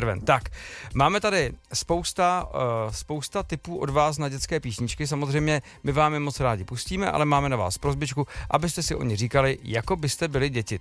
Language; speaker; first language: Czech; native; Czech